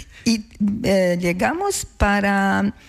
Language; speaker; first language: Spanish; non-native, learner; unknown